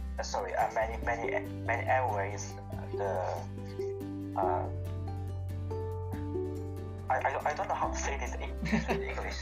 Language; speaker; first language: English; non-native, learner; Korean